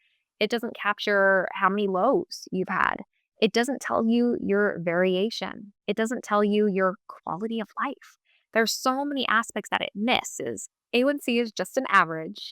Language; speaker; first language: English; native; English